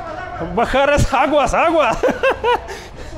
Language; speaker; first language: Spanish; non-native, fluent; Russian